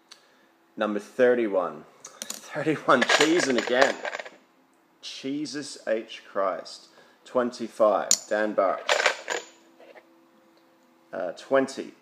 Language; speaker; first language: English; native; English